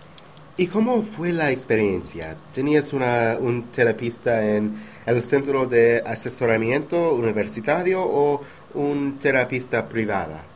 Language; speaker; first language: Spanish; non-native, learner; English